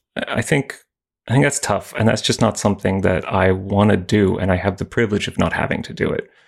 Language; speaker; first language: English; native; English